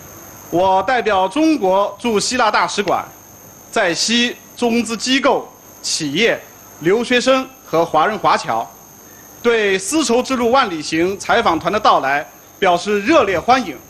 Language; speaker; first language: Chinese; native; Chinese